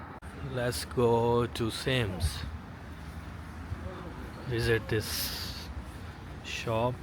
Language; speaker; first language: English; non-native, local second language; Urdu